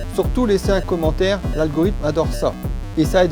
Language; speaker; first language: French; native; French